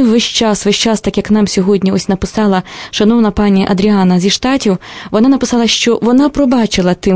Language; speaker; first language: Ukrainian; native; Ukrainian